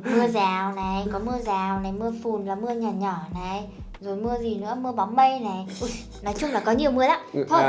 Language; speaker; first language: Vietnamese; native; Vietnamese